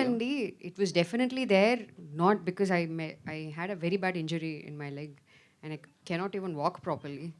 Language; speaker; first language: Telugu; non-native, fluent; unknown